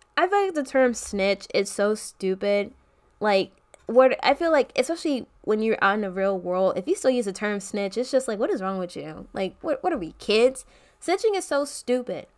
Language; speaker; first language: English; native; English